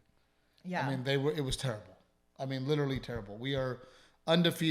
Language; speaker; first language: English; native; English